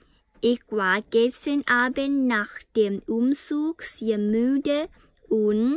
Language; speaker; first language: German; non-native, learner; Thai